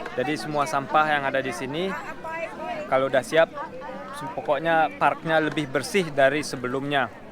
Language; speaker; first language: Indonesian; early bilingual, heritage; Indonesian